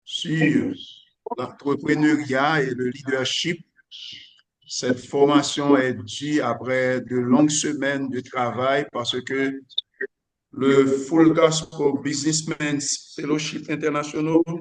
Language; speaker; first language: French; non-native, local second language; Haitian Creole